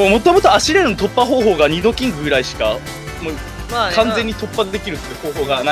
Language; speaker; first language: Japanese; native; Japanese